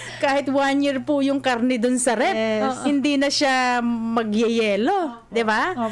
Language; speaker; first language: Filipino; native; Filipino